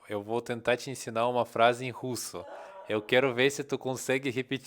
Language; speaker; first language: Portuguese; non-native, fluent; Russian